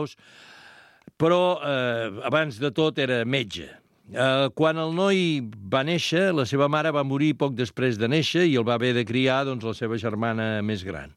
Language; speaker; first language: Catalan; native; Catalan